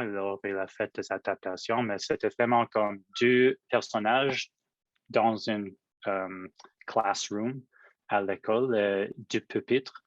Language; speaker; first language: French; non-native, local second language; English